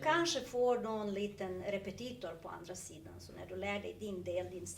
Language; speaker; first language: Swedish; non-native, fluent; Serbian